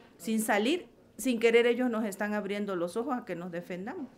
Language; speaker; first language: Spanish; native; Spanish